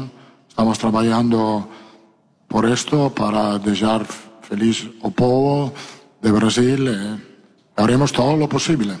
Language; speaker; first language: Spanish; non-native, fluent; Italian